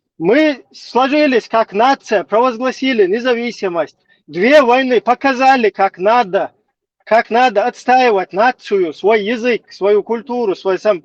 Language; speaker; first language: Russian; non-native, local second language; Chechen